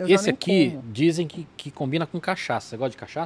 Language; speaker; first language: Portuguese; native; Portuguese